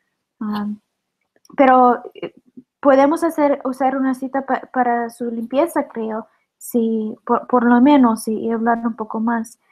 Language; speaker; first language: Spanish; non-native, learner; English